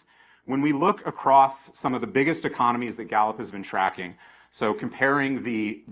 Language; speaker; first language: English; native; English